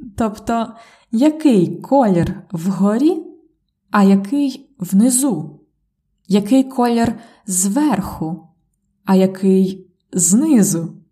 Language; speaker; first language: Ukrainian; native; Ukrainian